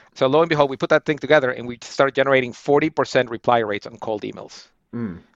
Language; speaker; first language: English; non-native, fluent; Spanish